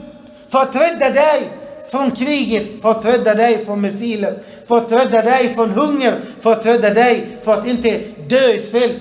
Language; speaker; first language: Swedish; early bilingual, other home language; Arabic